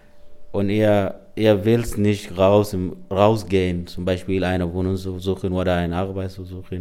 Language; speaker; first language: German; non-native, learner; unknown